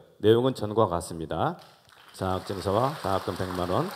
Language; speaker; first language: Korean; native; Korean